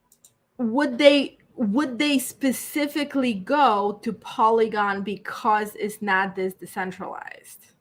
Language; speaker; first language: English; native; English